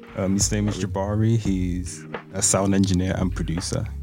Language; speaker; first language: English; native; English